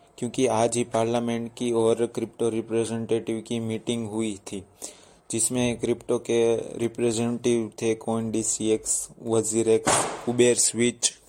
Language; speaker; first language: Hindi; non-native, local second language; Gujarati